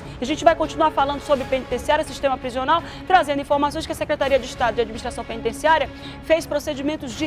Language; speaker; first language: Portuguese; native; Portuguese